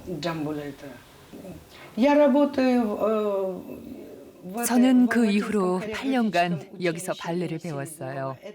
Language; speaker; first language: Korean; early bilingual, heritage; Russian